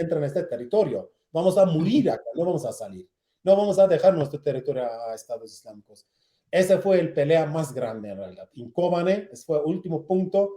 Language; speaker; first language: Spanish; non-native, learner; Kurdish